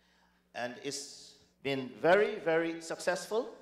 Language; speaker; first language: English; native; English